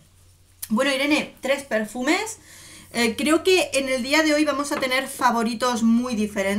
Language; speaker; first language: Spanish; native; Spanish